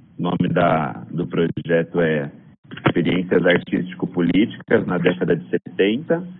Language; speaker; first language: Portuguese; native; Portuguese